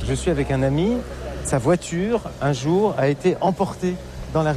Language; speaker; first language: French; native; French